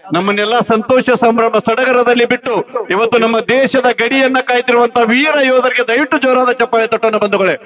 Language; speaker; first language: Kannada; native; Kannada